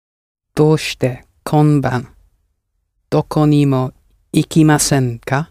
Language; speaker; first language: Japanese; non-native, learner; English